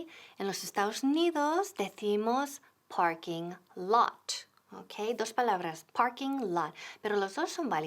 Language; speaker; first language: Spanish; non-native, fluent; English